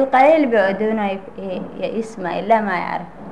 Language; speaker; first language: Arabic; non-native, learner; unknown